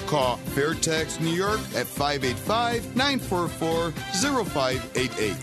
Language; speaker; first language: English; early bilingual, other home language; Spanish